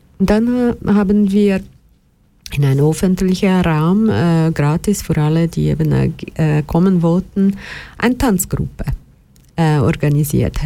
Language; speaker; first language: German; non-native, fluent; Portuguese